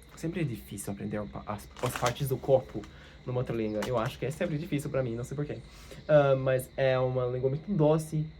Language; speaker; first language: Portuguese; non-native, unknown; English